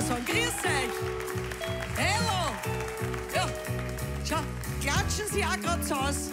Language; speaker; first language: German; native; German